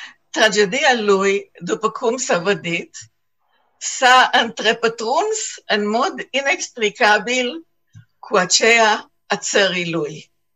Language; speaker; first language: Romanian; non-native, learner; Hebrew